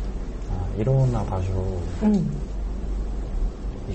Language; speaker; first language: Japanese; non-native, learner; Korean